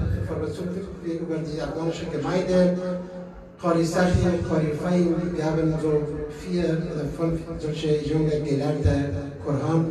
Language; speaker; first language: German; non-native, fluent; Persian